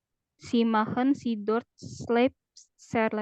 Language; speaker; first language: German; non-native, learner; Indonesian